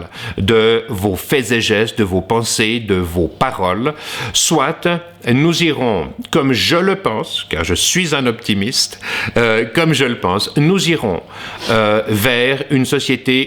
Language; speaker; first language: French; native; French